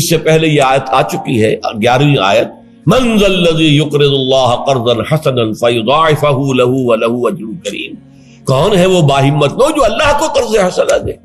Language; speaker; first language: Urdu; native; Urdu